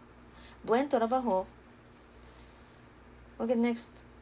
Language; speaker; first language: Spanish; non-native, learner; Japanese